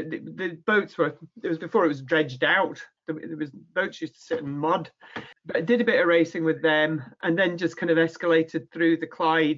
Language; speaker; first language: English; native; English